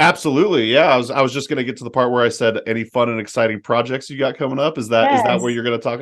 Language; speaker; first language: English; native; English